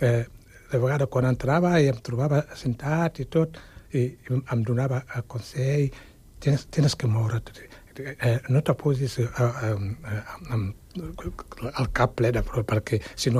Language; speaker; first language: Catalan; non-native, fluent; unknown